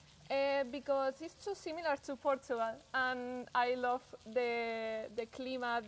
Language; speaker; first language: English; non-native, learner; Spanish